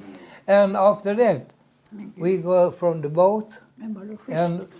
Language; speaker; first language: English; non-native, learner; Swedish